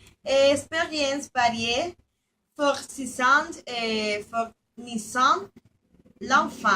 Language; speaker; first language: French; non-native, learner; Spanish